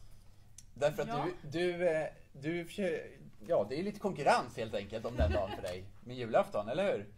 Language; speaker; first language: Swedish; native; Swedish